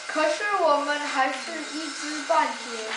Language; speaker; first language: Chinese; early bilingual, heritage; Chinese